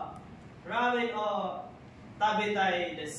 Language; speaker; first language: Japanese; non-native, learner; Filipino